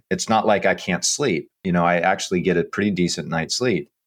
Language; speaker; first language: English; native; English